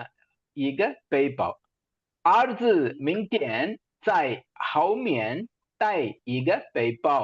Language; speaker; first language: Chinese; non-native, fluent; Tamil